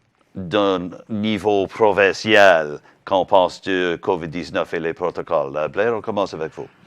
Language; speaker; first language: French; non-native, learner; English